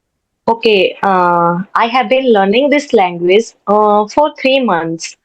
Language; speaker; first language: English; non-native, learner; Hindi